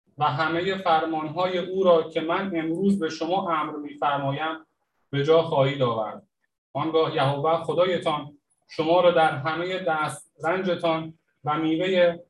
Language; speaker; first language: Persian; native; Persian